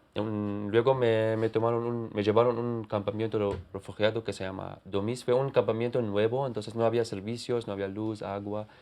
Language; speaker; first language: Spanish; non-native, fluent; Kurdish